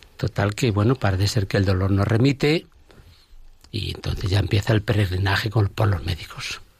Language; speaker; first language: Spanish; native; Spanish